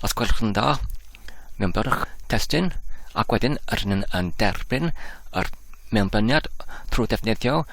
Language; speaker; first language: Welsh; non-native, learner; English